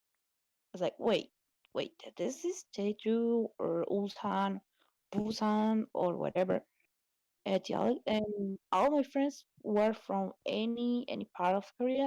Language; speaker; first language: English; non-native, learner; Spanish